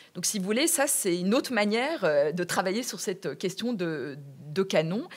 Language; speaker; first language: French; native; French